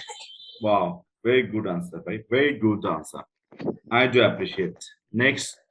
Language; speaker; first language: English; non-native, fluent; Bangla